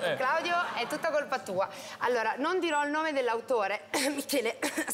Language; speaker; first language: Italian; native; Italian